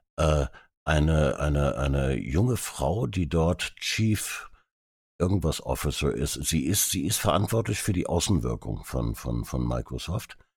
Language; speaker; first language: German; early bilingual, other home language; Hungarian